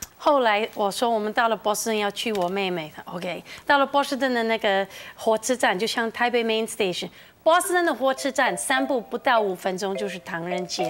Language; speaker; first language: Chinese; non-native, fluent; English